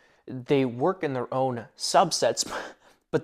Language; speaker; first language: English; native; English